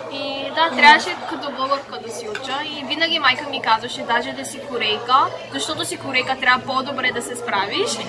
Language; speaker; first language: Bulgarian; early bilingual, other home language; Korean